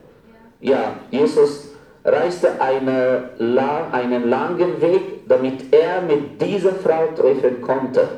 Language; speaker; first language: German; non-native, fluent; Arabic